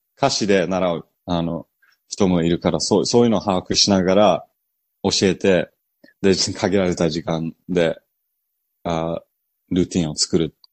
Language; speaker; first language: Japanese; early bilingual, heritage; Japanese